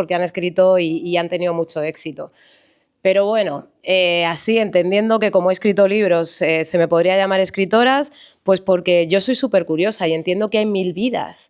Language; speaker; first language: Spanish; native; Spanish